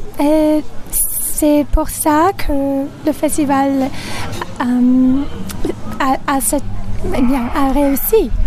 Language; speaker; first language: French; non-native, local second language; English